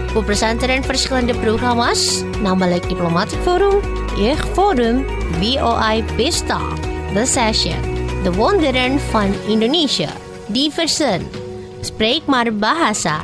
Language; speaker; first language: Dutch; non-native, learner; Indonesian